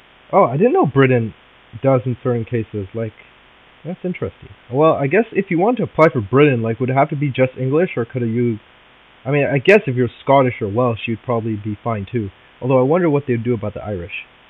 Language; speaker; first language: English; native; English